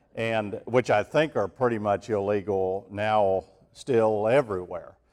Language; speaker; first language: English; native; English